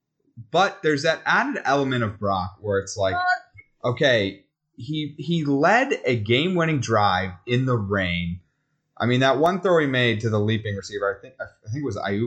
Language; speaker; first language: English; native; English